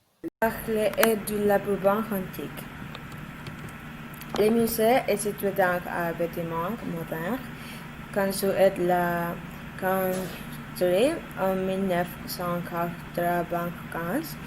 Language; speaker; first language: French; non-native, learner; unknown